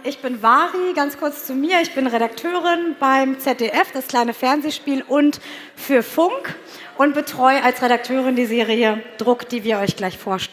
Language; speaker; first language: German; native; German